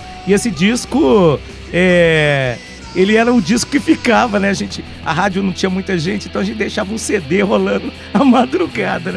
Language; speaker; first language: Portuguese; native; Portuguese